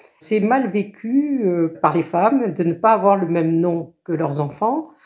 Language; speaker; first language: French; native; French